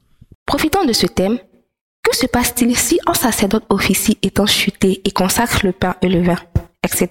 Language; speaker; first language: French; non-native, fluent; Spanish